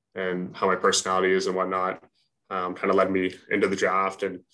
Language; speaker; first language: English; native; English